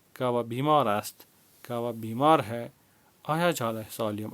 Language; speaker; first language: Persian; non-native, fluent; Urdu